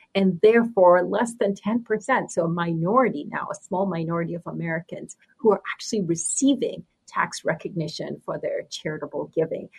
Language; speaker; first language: English; native; English